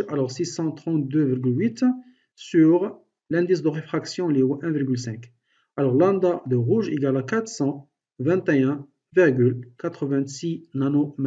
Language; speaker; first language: French; non-native, local second language; Arabic